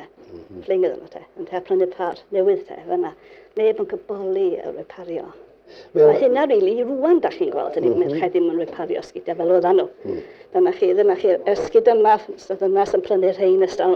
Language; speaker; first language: Welsh; native; Welsh